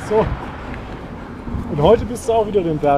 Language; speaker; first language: German; native; German